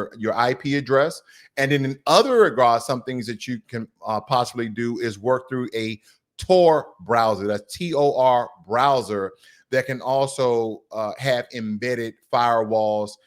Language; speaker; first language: English; native; English